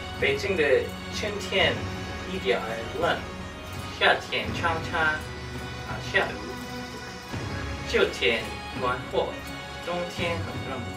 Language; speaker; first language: Chinese; non-native, learner; English